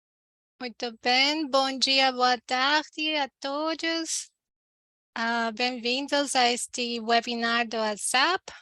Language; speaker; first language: Portuguese; non-native, learner; Spanish